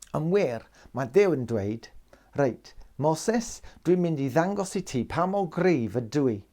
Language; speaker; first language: Welsh; non-native, local second language; English